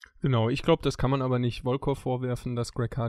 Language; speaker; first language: German; native; German